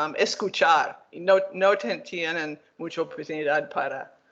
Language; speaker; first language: Spanish; non-native, learner; English